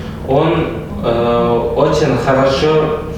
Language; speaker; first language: Russian; non-native, local second language; Kazakh